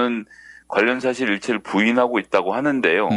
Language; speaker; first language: Korean; native; Korean